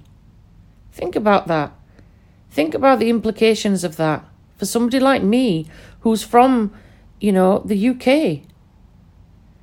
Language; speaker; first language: English; non-native, local second language; Pashto